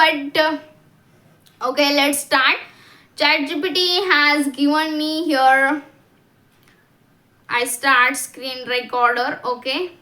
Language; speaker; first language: English; non-native, learner; Hindi